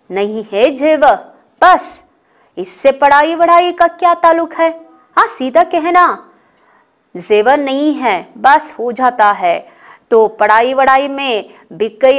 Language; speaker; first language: Hindi; non-native, local second language; Kannada